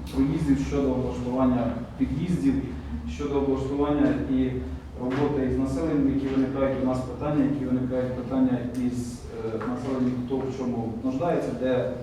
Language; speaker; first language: Ukrainian; native; Ukrainian